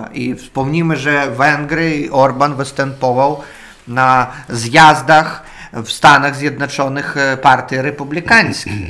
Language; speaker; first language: Polish; non-native, learner; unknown